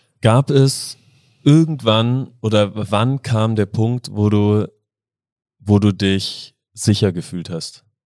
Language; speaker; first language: German; native; German